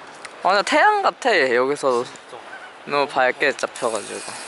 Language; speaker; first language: Korean; native; Korean